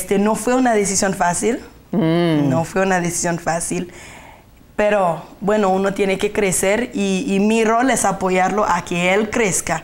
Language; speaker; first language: Spanish; non-native, fluent; Haitian Creole